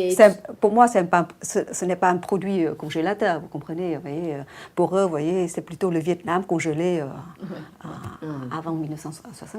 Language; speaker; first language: French; non-native, fluent; Vietnamese